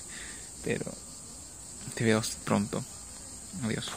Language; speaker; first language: Spanish; non-native, learner; English